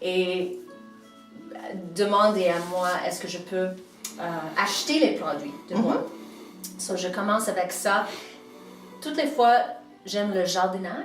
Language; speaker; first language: French; non-native, local second language; English